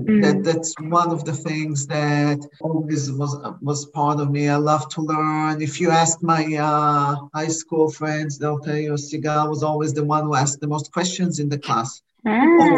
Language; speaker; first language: English; non-native, fluent; Hebrew